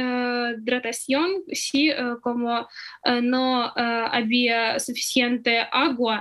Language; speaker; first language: Spanish; non-native, fluent; Ukrainian